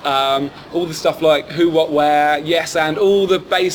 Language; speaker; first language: English; native; English